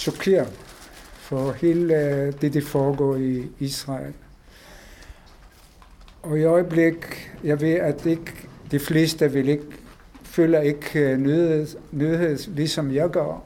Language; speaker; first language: Danish; non-native, fluent; Hebrew